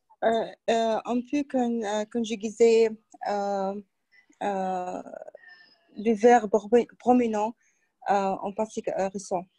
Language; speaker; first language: French; non-native, learner; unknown